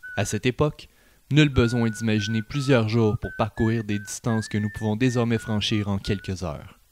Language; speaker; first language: French; native; French